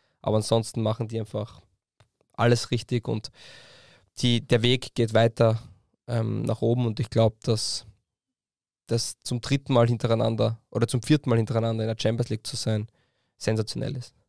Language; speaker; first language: German; native; German